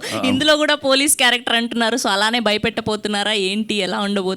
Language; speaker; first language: Telugu; native; Telugu